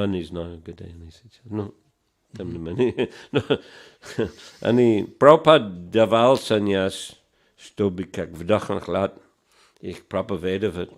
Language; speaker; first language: Russian; non-native, fluent; English